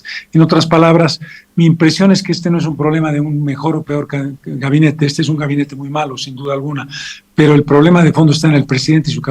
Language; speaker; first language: Spanish; native; Spanish